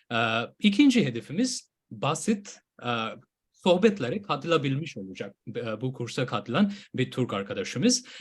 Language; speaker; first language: Turkish; non-native, fluent; Bangla